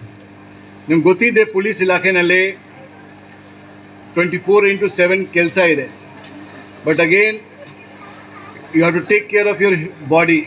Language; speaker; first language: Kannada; non-native, fluent; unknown